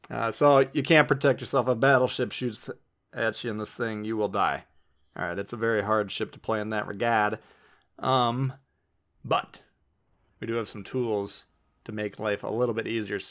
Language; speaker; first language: English; native; English